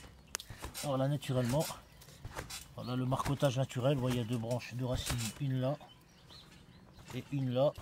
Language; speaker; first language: French; native; French